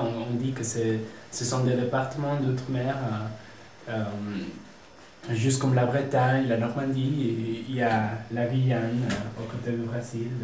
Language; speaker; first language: French; non-native, fluent; Spanish